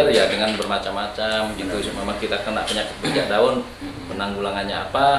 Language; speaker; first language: Indonesian; native; Indonesian